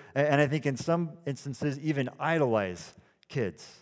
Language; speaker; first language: English; early bilingual, other home language; Dutch